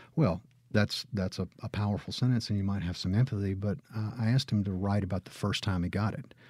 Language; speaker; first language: English; native; English